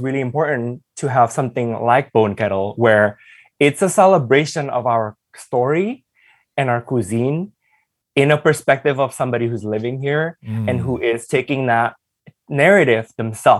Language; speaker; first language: English; early bilingual, other home language; Indonesian